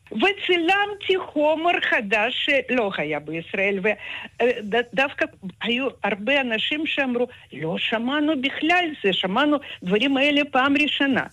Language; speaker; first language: Hebrew; non-native, fluent; Russian